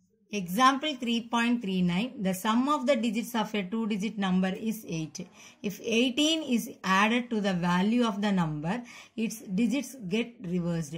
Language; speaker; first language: English; non-native, local second language; Tamil